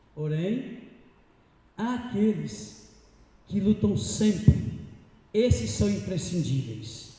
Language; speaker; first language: Portuguese; native; Portuguese